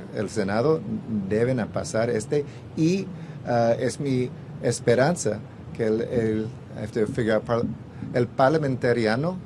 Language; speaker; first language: Spanish; early bilingual, heritage; English